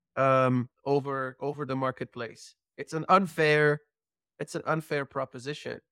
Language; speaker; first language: English; non-native, fluent; Dutch